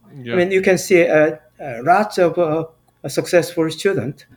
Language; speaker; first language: English; non-native, fluent; Korean